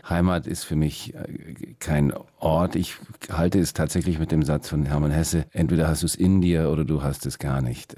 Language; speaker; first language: German; early bilingual, heritage; German